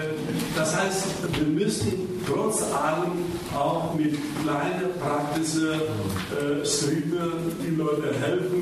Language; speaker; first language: German; non-native, fluent; Greek